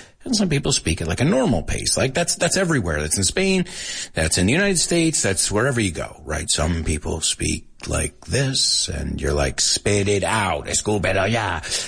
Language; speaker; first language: English; early bilingual, other home language; Spanish